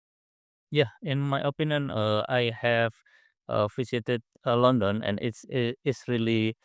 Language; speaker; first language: English; non-native, learner; Indonesian